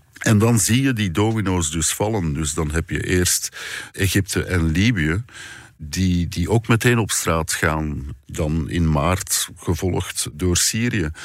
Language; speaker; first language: Dutch; native; Dutch